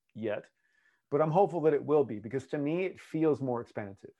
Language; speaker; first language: English; native; English